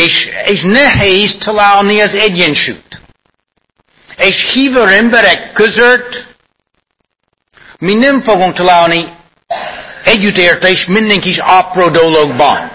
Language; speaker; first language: Hungarian; non-native, fluent; English